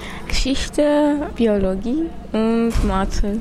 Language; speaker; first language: German; non-native, learner; Armenian